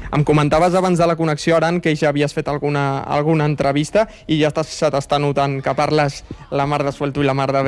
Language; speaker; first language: Catalan; native; Catalan